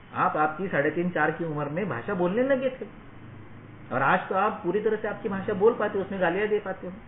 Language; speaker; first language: Hindi; non-native, local second language; Marathi